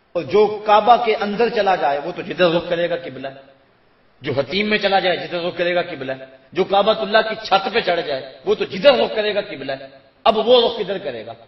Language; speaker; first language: Urdu; non-native, local second language; Punjabi